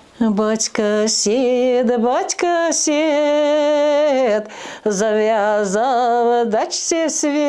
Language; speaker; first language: Ukrainian; native; Ukrainian